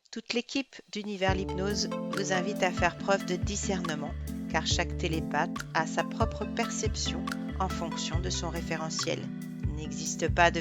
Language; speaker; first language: French; native; French